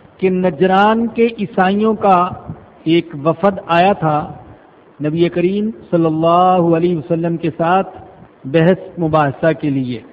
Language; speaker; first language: Urdu; non-native, local second language; Punjabi